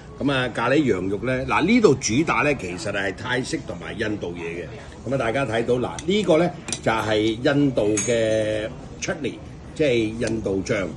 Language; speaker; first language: Cantonese; early bilingual, other home language; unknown